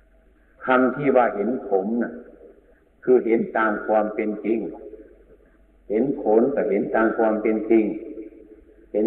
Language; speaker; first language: Thai; native; Thai